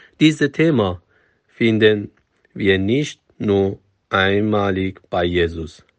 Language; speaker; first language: German; non-native, fluent; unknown